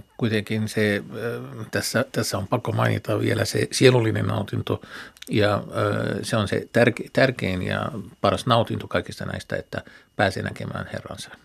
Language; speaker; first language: Finnish; non-native, fluent; Arabic